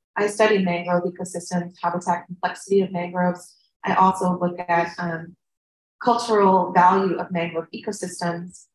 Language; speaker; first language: English; native; English